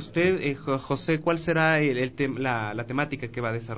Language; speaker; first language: Spanish; native; Spanish